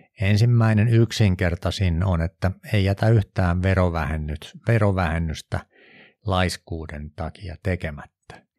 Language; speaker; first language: Finnish; native; Finnish